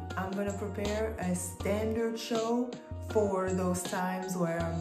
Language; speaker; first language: English; non-native, fluent; French